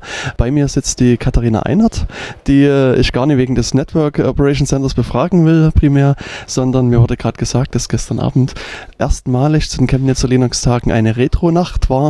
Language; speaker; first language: German; native; German